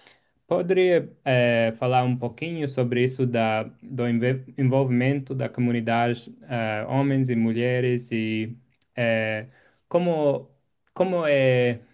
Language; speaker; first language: Portuguese; non-native, fluent; English